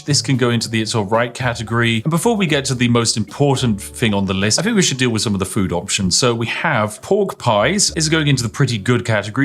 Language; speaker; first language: English; native; English